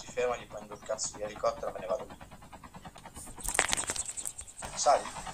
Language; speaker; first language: Italian; native; Italian